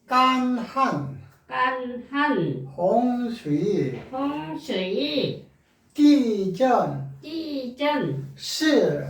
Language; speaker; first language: Chinese; non-native, learner; Korean